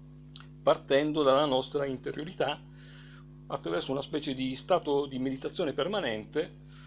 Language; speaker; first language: Italian; native; Italian